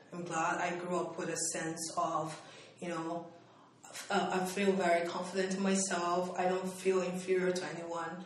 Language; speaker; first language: English; non-native, local second language; Igbo